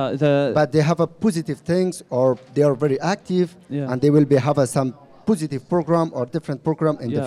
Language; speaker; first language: English; non-native, learner; Persian